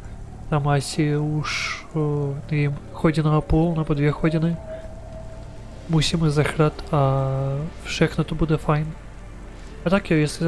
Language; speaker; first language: Czech; non-native, learner; Ukrainian